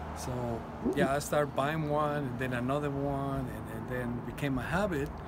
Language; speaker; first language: English; non-native, fluent; Spanish